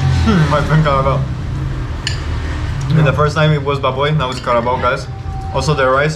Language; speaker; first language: English; non-native, fluent; Spanish